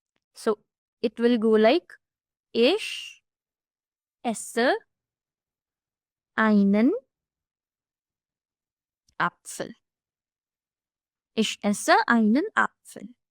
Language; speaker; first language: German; non-native, fluent; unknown